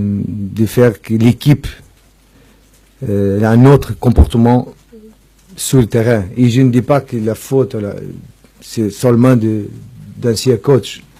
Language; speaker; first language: French; non-native, fluent; Portuguese